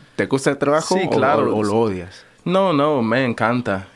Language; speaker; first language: Spanish; non-native, fluent; English